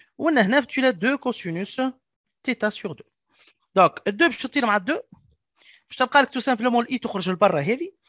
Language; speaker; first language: French; non-native, local second language; Arabic